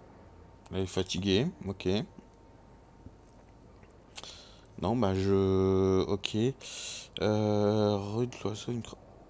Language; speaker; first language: French; native; French